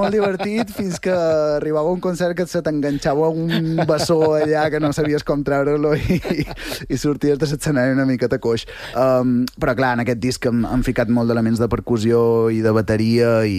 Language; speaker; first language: Catalan; native; Catalan